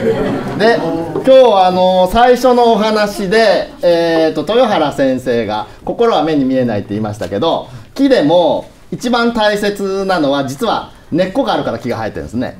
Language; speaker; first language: Japanese; native; Japanese